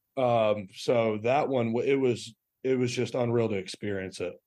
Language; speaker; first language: English; native; English